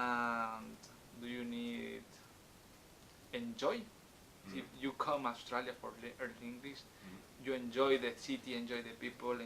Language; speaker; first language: English; non-native, learner; Spanish